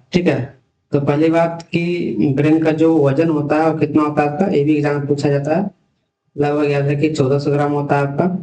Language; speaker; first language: Hindi; native; Hindi